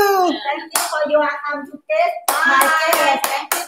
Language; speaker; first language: English; non-native, learner; Thai